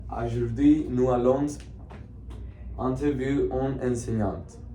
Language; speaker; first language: French; non-native, learner; Spanish